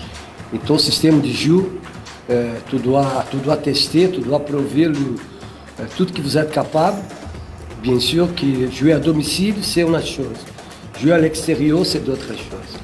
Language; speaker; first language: French; non-native, fluent; Portuguese